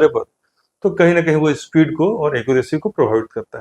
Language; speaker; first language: Hindi; native; Hindi